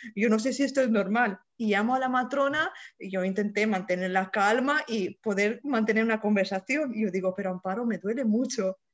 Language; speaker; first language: Spanish; non-native, fluent; Romanian